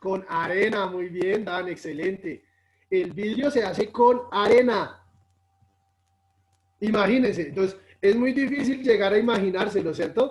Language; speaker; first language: Spanish; native; Spanish